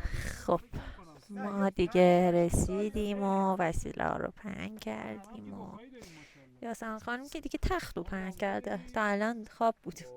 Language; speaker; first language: Persian; native; Persian